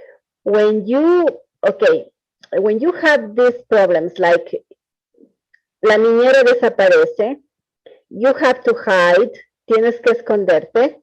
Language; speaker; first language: English; non-native, fluent; Spanish